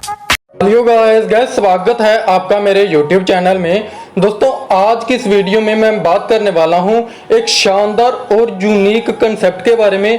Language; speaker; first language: Hindi; native; Hindi